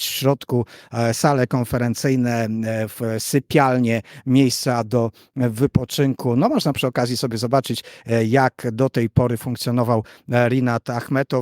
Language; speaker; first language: Polish; native; Polish